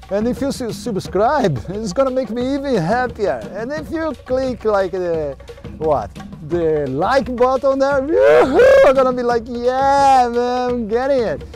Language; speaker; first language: English; non-native, fluent; Portuguese